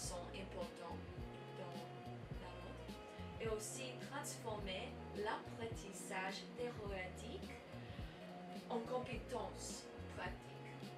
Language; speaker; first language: French; non-native, learner; English